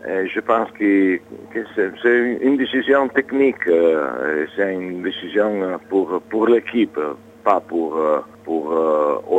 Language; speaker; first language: French; non-native, learner; Italian